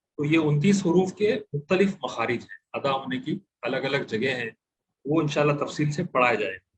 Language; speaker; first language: Urdu; native; Urdu